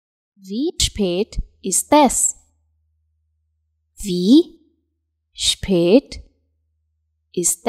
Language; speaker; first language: German; non-native, fluent; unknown